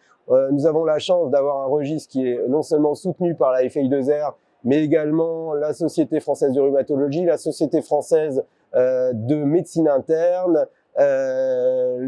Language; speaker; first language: French; native; French